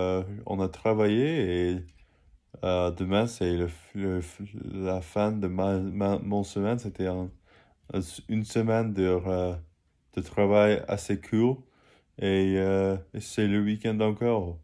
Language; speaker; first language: French; non-native, learner; English